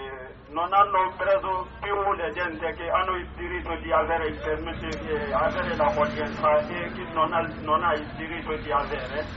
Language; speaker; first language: Italian; non-native, learner; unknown